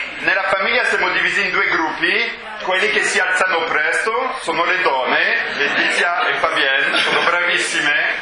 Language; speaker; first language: Italian; non-native, fluent; French